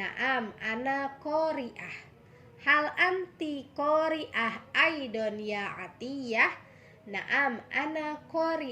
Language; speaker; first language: Arabic; non-native, fluent; Indonesian